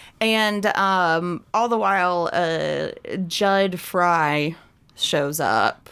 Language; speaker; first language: English; native; English